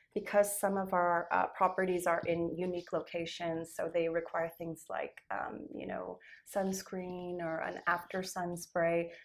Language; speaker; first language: English; native; English